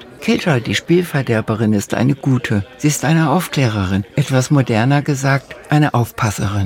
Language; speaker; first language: German; native; German